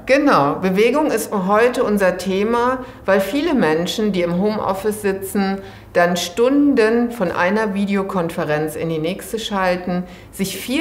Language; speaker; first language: German; native; German